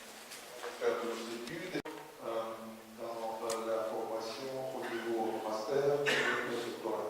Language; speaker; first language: French; non-native, fluent; Russian